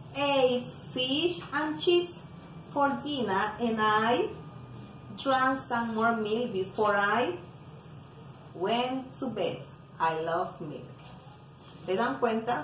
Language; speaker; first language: English; non-native, fluent; Spanish